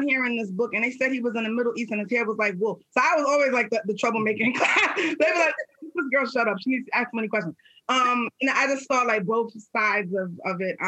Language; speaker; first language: English; native; English